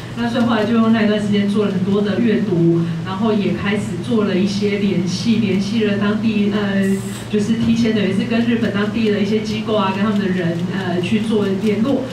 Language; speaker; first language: Chinese; native; Chinese